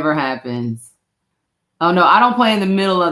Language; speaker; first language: English; native; English